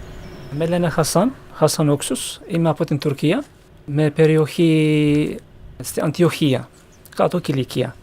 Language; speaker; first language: Greek; non-native, learner; Turkish